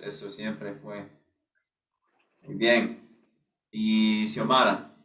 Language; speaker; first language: Spanish; non-native, fluent; English